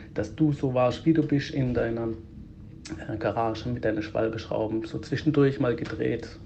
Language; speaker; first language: German; early bilingual, heritage; Greek